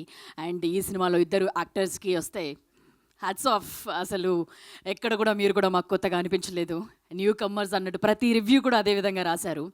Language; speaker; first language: Telugu; native; Telugu